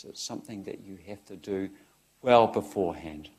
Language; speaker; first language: English; native; English